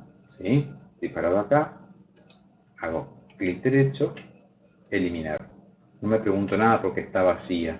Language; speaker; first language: Spanish; native; Spanish